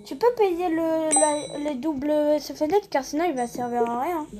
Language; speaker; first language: French; native; French